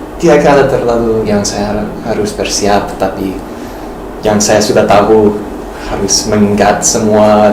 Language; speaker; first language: Indonesian; non-native, learner; English